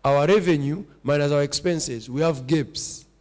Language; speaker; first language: English; non-native, local second language; Swahili